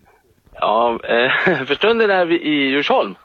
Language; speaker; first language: Swedish; native; Swedish